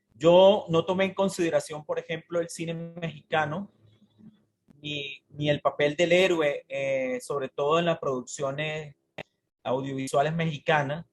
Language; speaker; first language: Spanish; native; Spanish